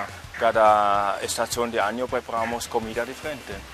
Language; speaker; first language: Spanish; non-native, fluent; German